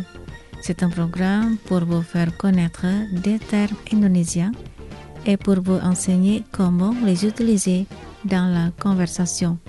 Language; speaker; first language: French; non-native, fluent; Indonesian